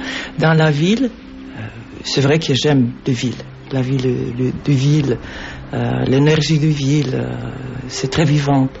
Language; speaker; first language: French; non-native, learner; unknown